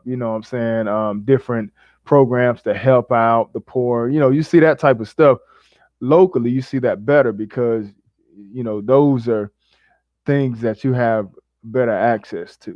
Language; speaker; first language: English; native; English